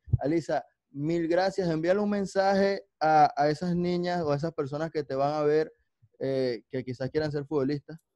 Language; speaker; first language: Spanish; native; Spanish